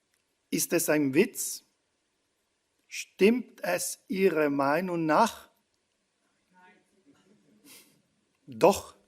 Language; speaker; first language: German; non-native, fluent; Italian